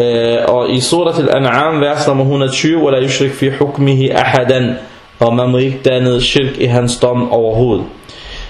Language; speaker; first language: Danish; non-native, fluent; Arabic